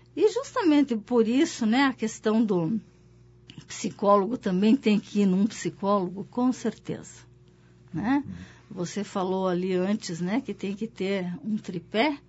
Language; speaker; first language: Portuguese; native; Portuguese